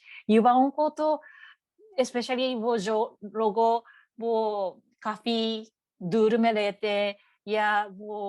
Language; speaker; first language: Hindi; non-native, learner; Japanese